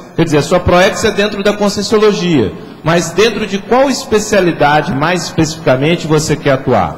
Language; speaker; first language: Portuguese; native; Portuguese